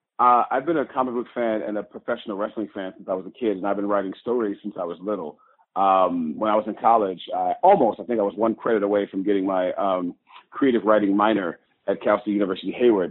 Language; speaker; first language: English; native; English